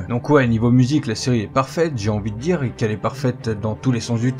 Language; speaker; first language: French; native; French